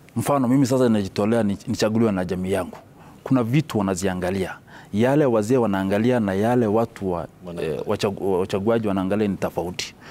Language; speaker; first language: Swahili; non-native, local second language; Somali